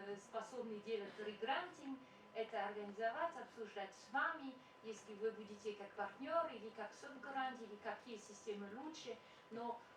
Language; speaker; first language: Russian; non-native, fluent; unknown